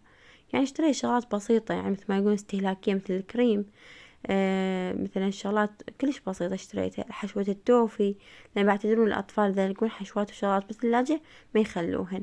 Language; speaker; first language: Arabic; native; Arabic